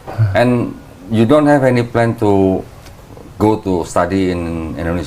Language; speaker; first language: English; non-native, fluent; Indonesian